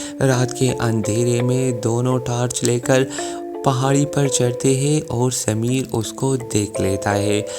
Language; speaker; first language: Urdu; native; Urdu